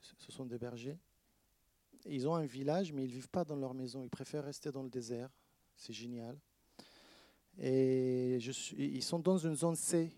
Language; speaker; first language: French; non-native, fluent; Arabic